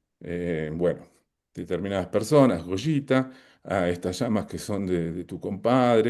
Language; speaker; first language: Spanish; native; Spanish